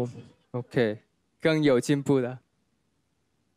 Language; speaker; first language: Chinese; non-native, learner; Thai